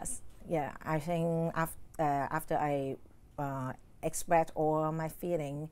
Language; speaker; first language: English; non-native, learner; Cantonese